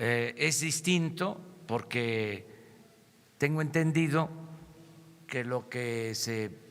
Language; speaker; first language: Spanish; native; Spanish